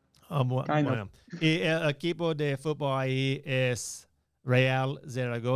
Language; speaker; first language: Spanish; non-native, learner; English